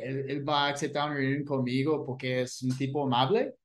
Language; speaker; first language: Spanish; non-native, fluent; English